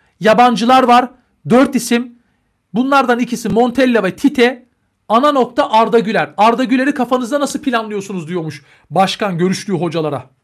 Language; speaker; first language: Turkish; native; Turkish